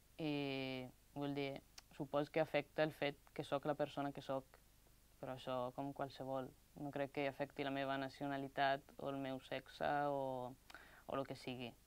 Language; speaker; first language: Catalan; non-native, fluent; Italian